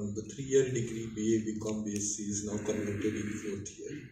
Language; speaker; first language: English; non-native, local second language; Marathi